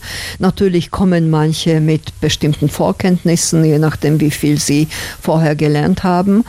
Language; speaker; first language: German; non-native, fluent; Slovak